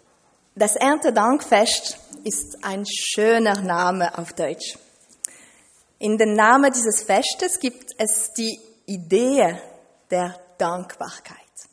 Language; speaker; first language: German; non-native, fluent; French